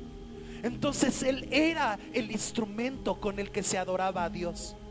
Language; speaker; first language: Spanish; native; Spanish